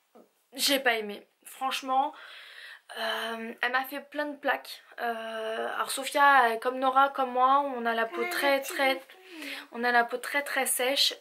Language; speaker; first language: French; native; French